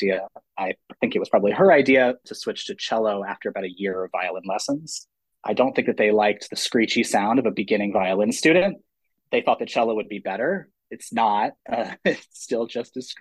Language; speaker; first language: English; native; English